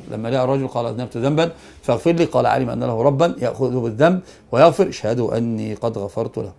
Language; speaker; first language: Arabic; native; Arabic